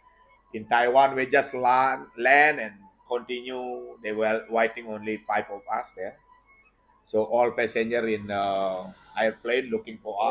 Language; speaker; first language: English; non-native, learner; Indonesian